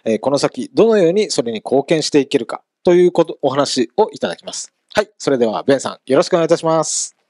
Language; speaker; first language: Japanese; native; Japanese